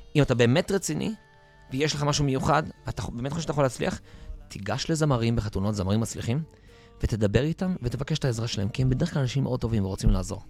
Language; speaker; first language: Hebrew; native; Hebrew